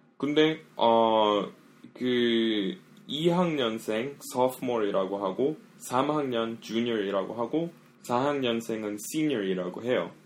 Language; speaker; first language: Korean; non-native, fluent; English